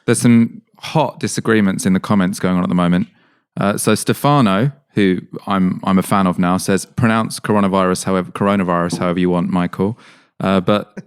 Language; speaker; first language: English; native; English